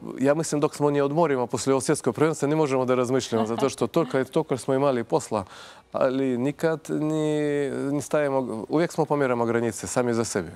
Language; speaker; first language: Croatian; non-native, fluent; Russian